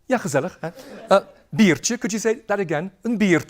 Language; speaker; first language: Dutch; native; Dutch